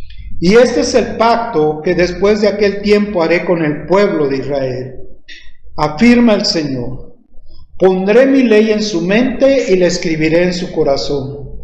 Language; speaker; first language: Spanish; native; Spanish